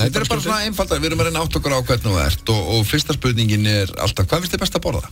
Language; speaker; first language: Icelandic; native; Icelandic